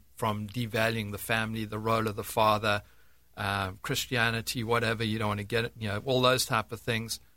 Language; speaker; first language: English; native; English